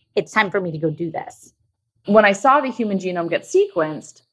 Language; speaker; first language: English; native; English